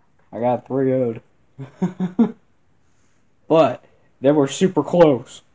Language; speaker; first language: English; native; English